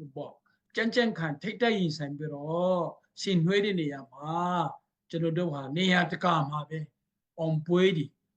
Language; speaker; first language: Burmese; non-native, local second language; Hakha Chin